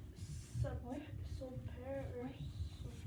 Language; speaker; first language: French; non-native, learner; English